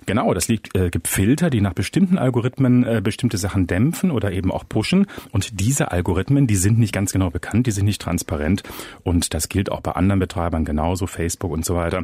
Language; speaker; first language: German; native; German